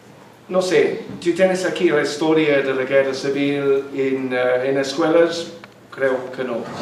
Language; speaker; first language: Spanish; non-native, learner; English